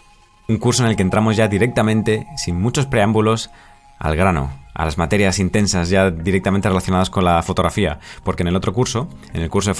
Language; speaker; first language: Spanish; native; Spanish